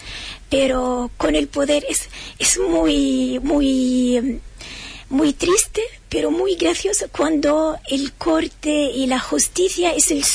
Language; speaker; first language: Spanish; non-native, fluent; Arabic